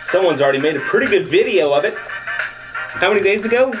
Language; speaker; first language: English; native; English